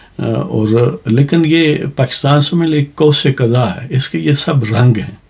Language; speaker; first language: Urdu; non-native, local second language; Punjabi